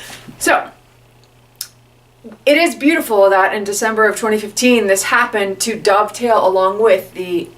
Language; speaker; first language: English; native; English